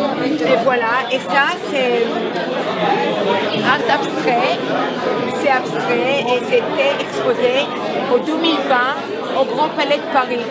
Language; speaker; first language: French; non-native, fluent; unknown